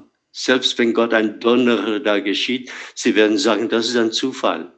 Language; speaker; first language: German; non-native, fluent; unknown